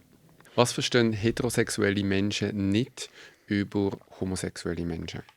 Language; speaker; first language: German; native; German